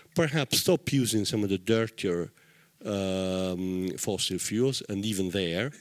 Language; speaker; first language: English; non-native, fluent; Italian